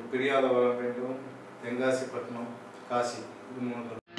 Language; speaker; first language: Tamil; non-native, local second language; Malayalam